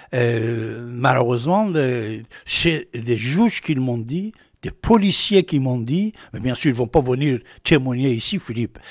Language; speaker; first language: French; non-native, fluent; Persian